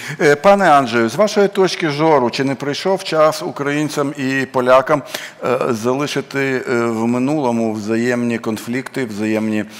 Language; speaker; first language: Ukrainian; native; Ukrainian